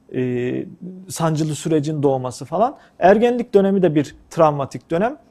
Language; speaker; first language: Turkish; native; Turkish